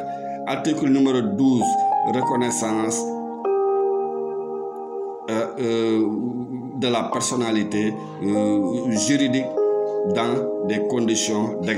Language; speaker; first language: French; non-native, local second language; Wolof